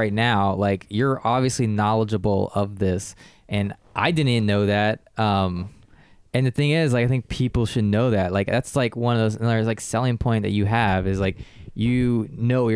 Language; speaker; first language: English; native; English